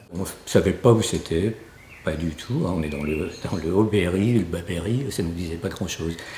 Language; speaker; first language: French; native; French